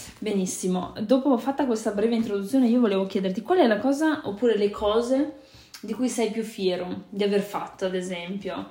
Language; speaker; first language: Italian; early bilingual, other home language; Albanian